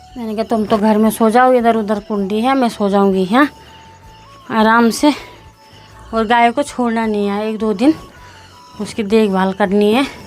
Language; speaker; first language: Hindi; non-native, local second language; Garhwali